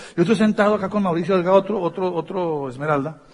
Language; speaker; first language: Spanish; native; Spanish